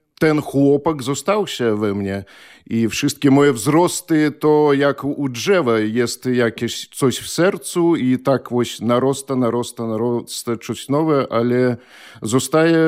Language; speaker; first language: Polish; non-native, fluent; Belarusian